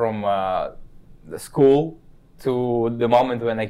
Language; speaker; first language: English; non-native, fluent; Kazakh